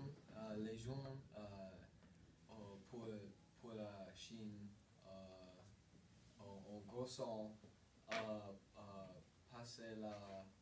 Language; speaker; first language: French; non-native, learner; English